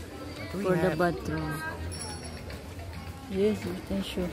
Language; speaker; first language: English; non-native, learner; Filipino